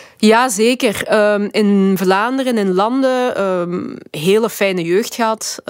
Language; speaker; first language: Dutch; early bilingual, other home language; Lingala